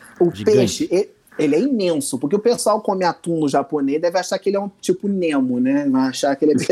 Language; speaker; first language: Portuguese; native; Portuguese